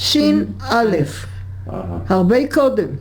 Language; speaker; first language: Hebrew; early bilingual, other home language; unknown